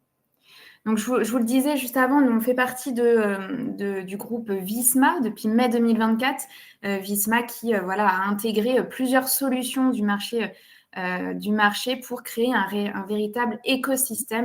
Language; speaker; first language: French; native; French